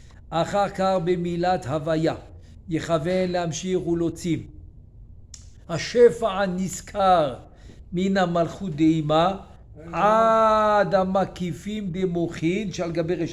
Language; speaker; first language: Hebrew; non-native, fluent; French